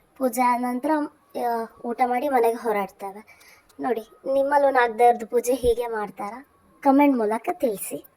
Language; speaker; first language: Kannada; non-native, local second language; Tulu